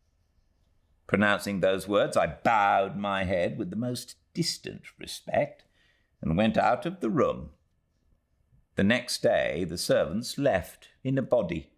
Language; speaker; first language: English; native; English